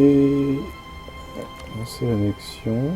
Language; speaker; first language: French; native; French